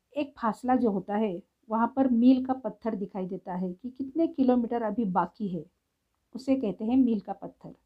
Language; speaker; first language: Hindi; non-native, local second language; Marathi